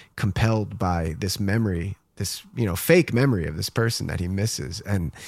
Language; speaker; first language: English; native; English